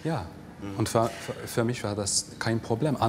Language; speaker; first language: German; non-native, fluent; English